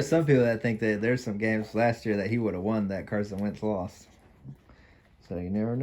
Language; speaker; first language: English; native; English